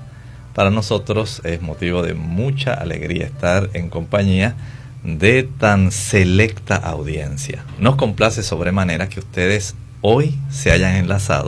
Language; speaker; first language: Spanish; native; Spanish